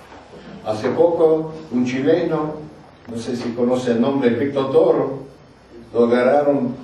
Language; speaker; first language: Spanish; non-native, fluent; English